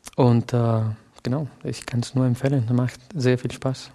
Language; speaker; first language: German; non-native, fluent; Spanish